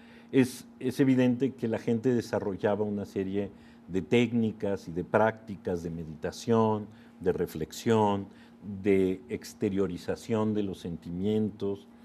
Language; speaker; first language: Spanish; native; Spanish